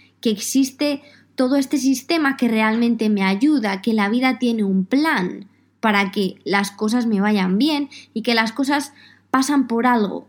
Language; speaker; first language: Spanish; native; Spanish